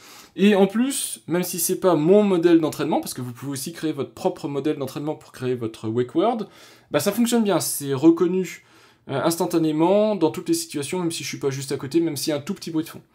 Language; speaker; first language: French; native; French